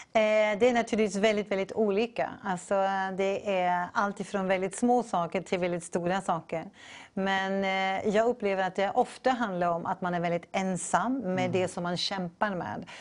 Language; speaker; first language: Swedish; non-native, fluent; English